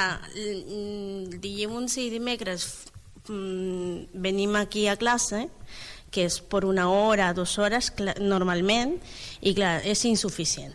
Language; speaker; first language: Catalan; non-native, learner; Spanish